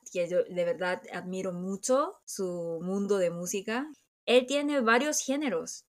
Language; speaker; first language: Spanish; non-native, fluent; Korean